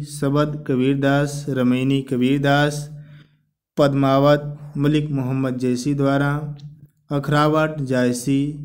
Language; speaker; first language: Hindi; native; Hindi